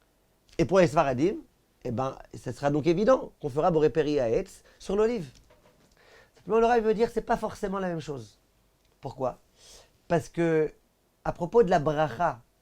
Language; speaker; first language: French; native; French